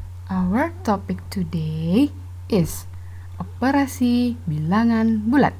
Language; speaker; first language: English; non-native, learner; Indonesian